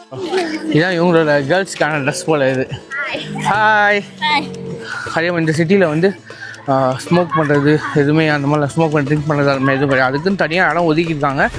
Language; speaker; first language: Tamil; native; Tamil